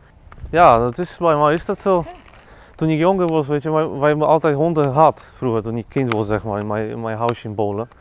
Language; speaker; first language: Dutch; non-native, learner; Polish